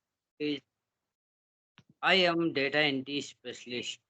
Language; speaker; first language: English; non-native, learner; Hindi